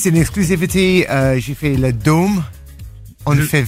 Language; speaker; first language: French; non-native, learner; English